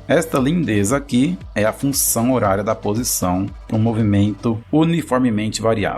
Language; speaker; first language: Portuguese; native; Portuguese